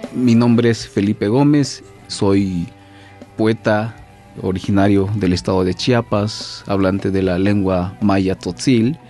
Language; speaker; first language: Spanish; native; Spanish